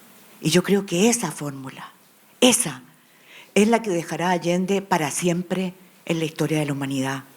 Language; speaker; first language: Spanish; native; Spanish